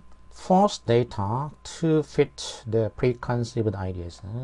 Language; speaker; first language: English; non-native, fluent; Korean